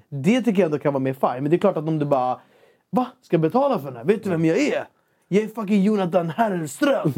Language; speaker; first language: Swedish; native; Swedish